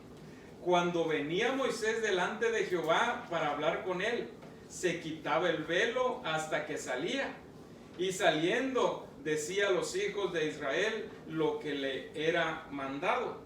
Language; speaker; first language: Spanish; native; Spanish